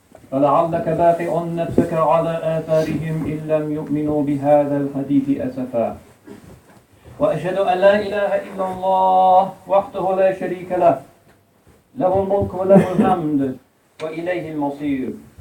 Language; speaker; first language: Arabic; non-native, fluent; English